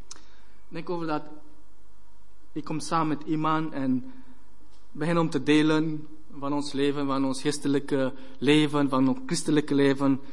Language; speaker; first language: Dutch; non-native, fluent; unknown